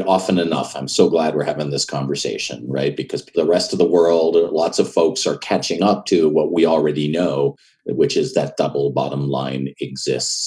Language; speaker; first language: English; native; English